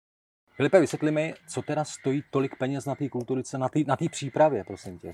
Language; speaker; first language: Czech; native; Czech